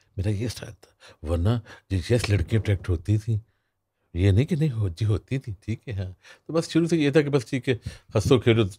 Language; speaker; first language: Urdu; non-native, local second language; Punjabi